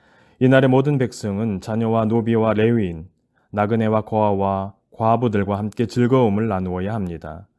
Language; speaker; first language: Korean; native; Korean